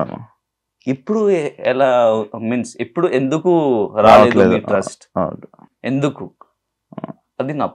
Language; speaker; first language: Telugu; non-native, learner; Hindi